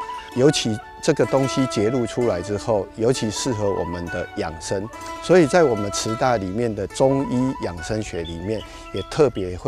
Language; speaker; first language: Chinese; native; Chinese